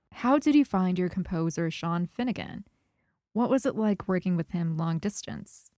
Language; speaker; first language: English; native; English